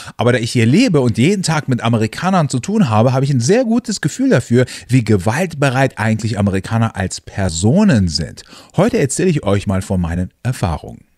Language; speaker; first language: German; native; German